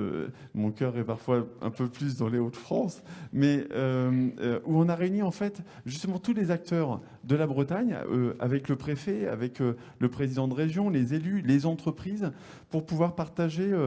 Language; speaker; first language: French; native; French